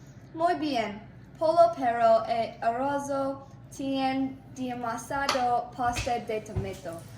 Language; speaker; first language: Spanish; non-native, learner; English